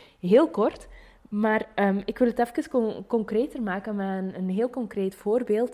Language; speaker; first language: Dutch; native; Dutch